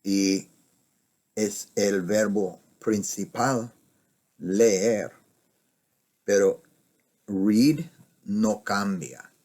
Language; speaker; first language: Spanish; non-native, fluent; English